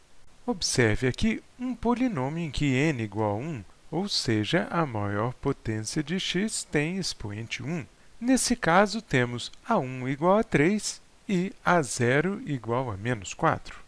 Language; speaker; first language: Portuguese; native; Portuguese